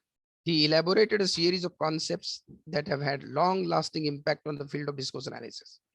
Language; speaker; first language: English; non-native, local second language; Marathi